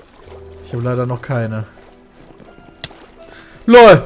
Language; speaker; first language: German; native; German